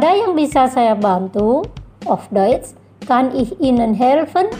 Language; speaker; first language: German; non-native, fluent; Indonesian